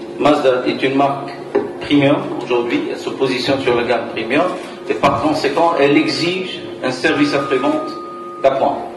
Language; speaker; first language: French; non-native, local second language; Arabic